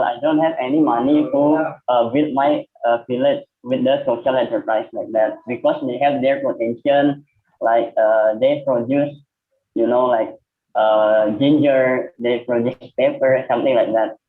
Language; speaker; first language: English; non-native, learner; Indonesian